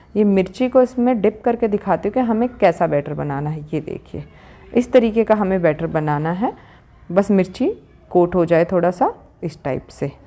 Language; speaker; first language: Hindi; native; Hindi